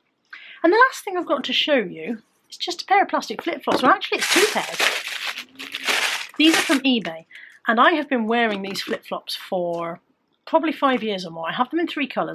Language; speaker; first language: English; native; English